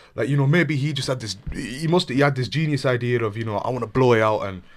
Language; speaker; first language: English; native; English